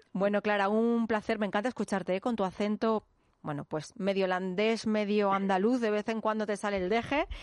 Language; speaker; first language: Spanish; native; Spanish